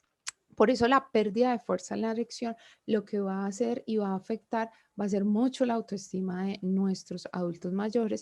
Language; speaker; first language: Spanish; native; Spanish